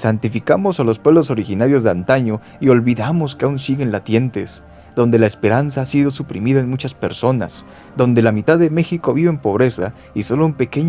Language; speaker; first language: Spanish; native; Spanish